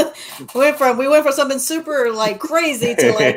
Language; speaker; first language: English; native; English